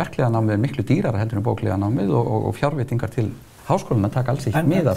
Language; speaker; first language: Icelandic; native; Icelandic